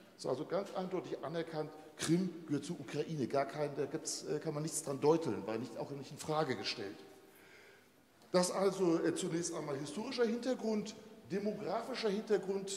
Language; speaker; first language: German; native; German